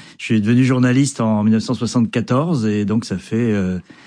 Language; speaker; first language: French; native; French